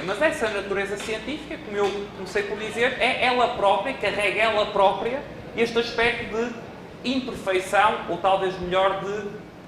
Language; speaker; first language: Portuguese; native; Portuguese